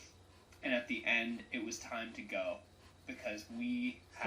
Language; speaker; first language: English; native; English